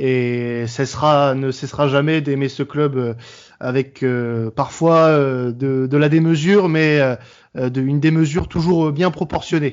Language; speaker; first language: French; native; French